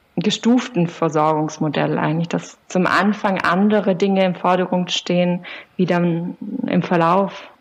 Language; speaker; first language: German; native; German